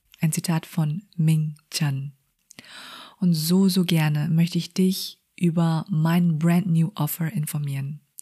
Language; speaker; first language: German; early bilingual, other home language; Vietnamese